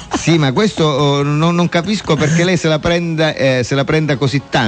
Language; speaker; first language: Italian; native; Italian